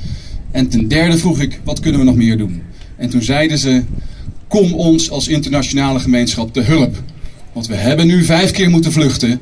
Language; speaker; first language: Dutch; native; Dutch